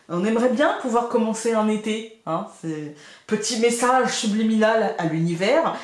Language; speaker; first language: French; native; French